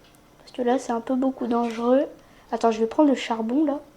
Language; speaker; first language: French; native; French